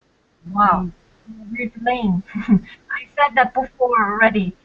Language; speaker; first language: English; non-native, learner; Korean